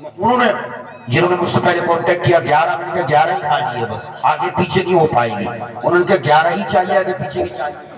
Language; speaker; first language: Urdu; native; Urdu